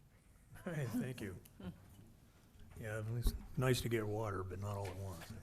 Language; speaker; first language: English; native; English